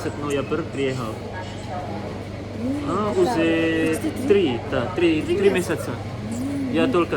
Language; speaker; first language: Russian; non-native, learner; Indonesian